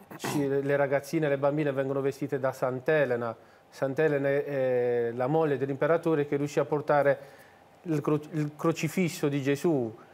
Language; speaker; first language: Italian; native; Italian